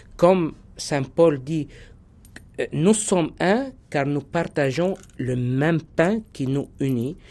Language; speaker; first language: French; non-native, local second language; Arabic